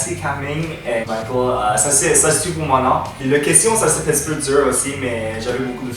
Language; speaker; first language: French; non-native, learner; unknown